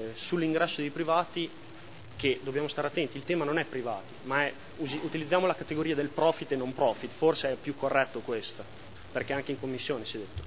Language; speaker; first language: Italian; native; Italian